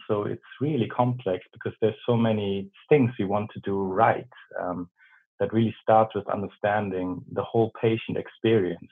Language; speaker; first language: English; non-native, fluent; German